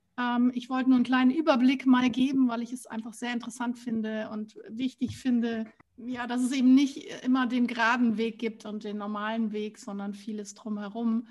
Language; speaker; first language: German; native; German